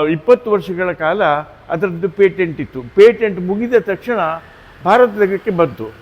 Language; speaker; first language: Kannada; native; Kannada